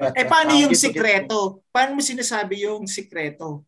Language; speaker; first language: Filipino; native; Filipino